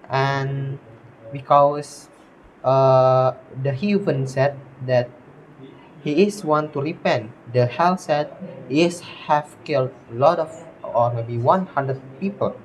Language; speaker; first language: English; non-native, learner; Indonesian